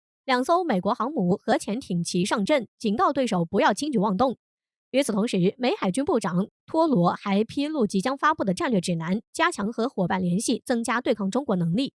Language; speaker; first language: Chinese; native; Chinese